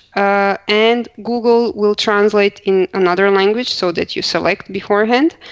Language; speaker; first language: English; non-native, fluent; Croatian